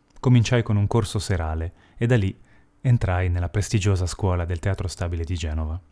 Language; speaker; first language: Italian; early bilingual, heritage; Italian